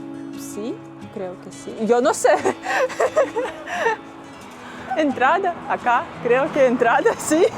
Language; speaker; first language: Spanish; non-native, learner; Russian